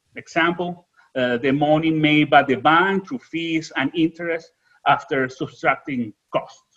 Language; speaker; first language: English; non-native, fluent; Spanish